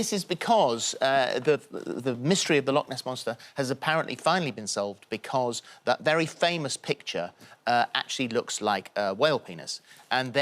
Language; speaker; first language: English; native; English